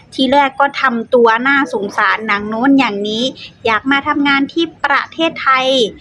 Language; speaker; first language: Thai; native; Thai